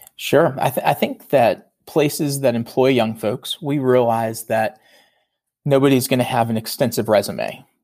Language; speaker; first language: English; native; English